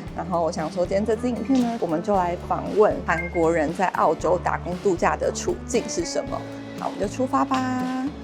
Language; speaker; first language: Chinese; native; Chinese